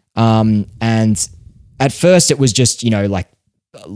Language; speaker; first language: English; native; English